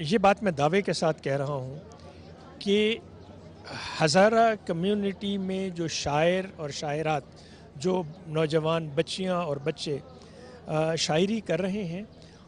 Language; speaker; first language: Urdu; non-native, local second language; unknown